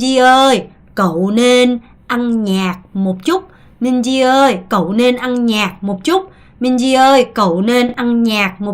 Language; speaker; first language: Vietnamese; non-native, fluent; Korean